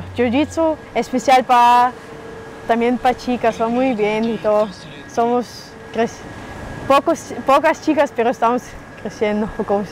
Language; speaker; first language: Spanish; non-native, learner; German